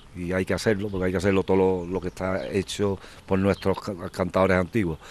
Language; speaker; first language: Spanish; native; Spanish